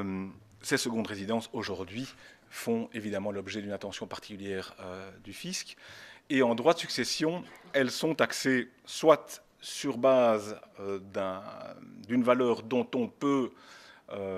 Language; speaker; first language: French; native; French